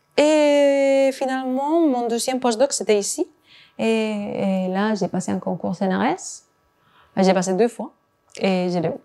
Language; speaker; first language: French; non-native, fluent; Spanish